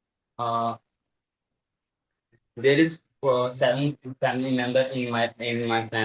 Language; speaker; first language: English; non-native, learner; Hindi